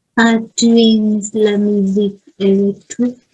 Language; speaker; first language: French; non-native, learner; Vietnamese